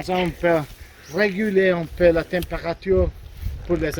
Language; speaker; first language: French; non-native, fluent; Spanish